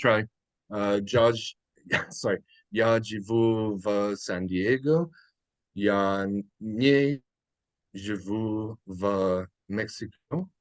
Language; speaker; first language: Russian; non-native, learner; English